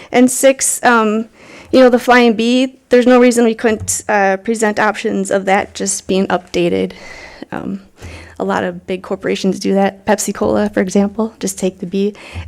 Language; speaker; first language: English; native; English